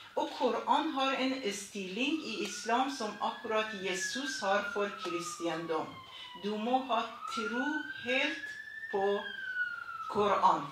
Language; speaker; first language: Norwegian; non-native, fluent; Persian